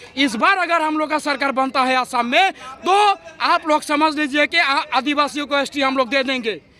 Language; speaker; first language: Hindi; non-native, local second language; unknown